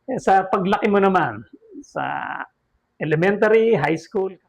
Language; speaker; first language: Filipino; native; Filipino